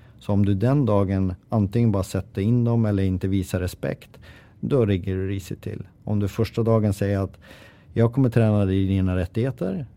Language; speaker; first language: Swedish; native; Swedish